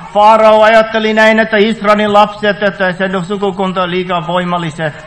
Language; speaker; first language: Finnish; early bilingual, heritage; Finnish